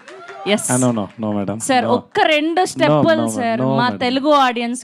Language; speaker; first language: Telugu; native; Telugu